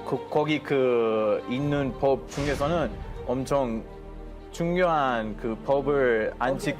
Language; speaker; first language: Korean; non-native, fluent; Hebrew